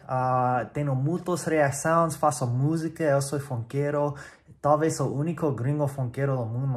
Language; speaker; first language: Portuguese; non-native, learner; English